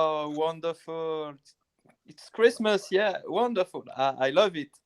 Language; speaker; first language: English; non-native, learner; French